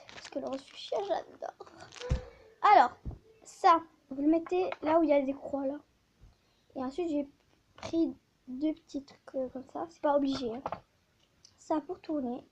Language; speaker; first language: French; native; French